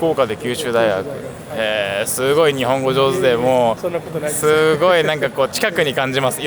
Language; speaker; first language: Japanese; native; Japanese